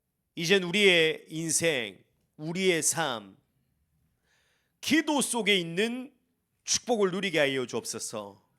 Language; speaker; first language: Korean; native; Korean